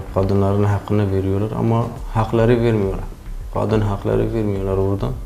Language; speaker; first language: Turkish; non-native, learner; Kurdish